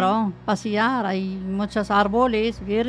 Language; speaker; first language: Spanish; non-native, learner; Arabic